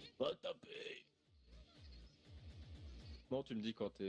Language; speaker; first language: French; native; French